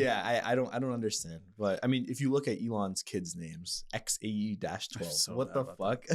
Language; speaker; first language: English; native; English